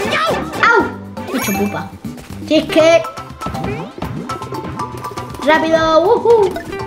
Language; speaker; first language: Spanish; native; Spanish